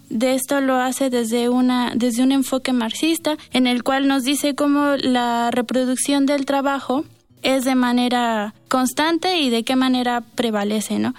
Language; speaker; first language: Spanish; native; Spanish